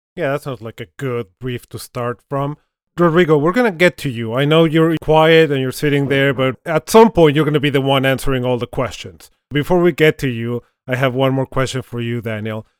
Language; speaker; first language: English; non-native, fluent; Spanish